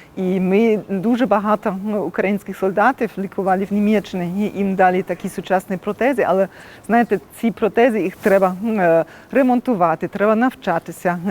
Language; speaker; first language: Ukrainian; non-native, fluent; German